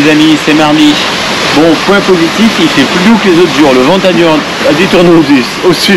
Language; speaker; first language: French; native; French